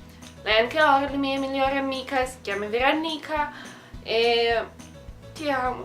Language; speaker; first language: Italian; non-native, learner; Russian